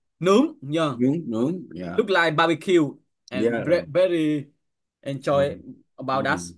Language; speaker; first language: English; non-native, learner; Vietnamese